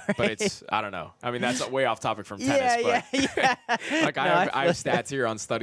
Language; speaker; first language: English; early bilingual, heritage; Persian